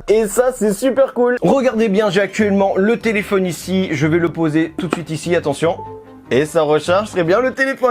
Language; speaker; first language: French; native; French